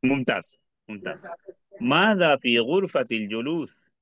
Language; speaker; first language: Arabic; non-native, fluent; Urdu